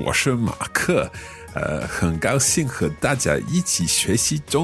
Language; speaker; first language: Chinese; non-native, learner; English